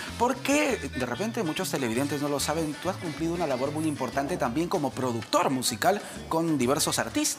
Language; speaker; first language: Spanish; native; Spanish